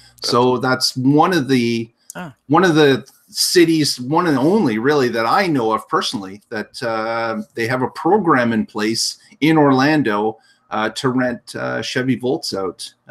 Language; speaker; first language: English; native; English